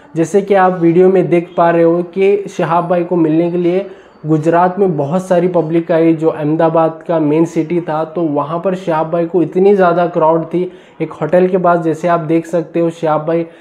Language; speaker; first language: Hindi; non-native, local second language; Urdu